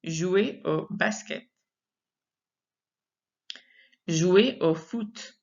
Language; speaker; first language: French; non-native, fluent; English